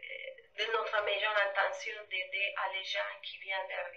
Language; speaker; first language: French; non-native, fluent; Spanish